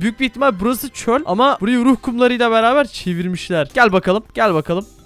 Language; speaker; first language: Turkish; native; Turkish